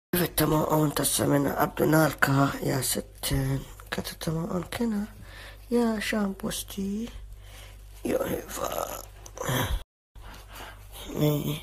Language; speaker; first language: Finnish; non-native, learner; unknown